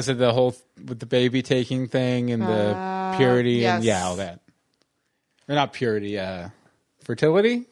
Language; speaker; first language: English; native; English